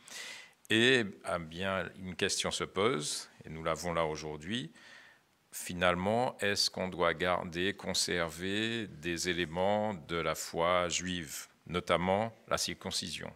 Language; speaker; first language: French; native; French